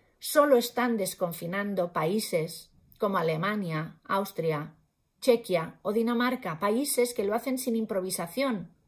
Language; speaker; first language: Spanish; non-native, local second language; Catalan